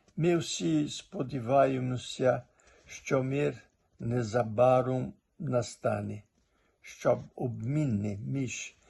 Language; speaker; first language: Ukrainian; early bilingual, heritage; Portuguese